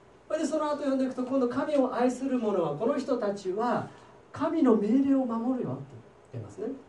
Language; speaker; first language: Japanese; native; Japanese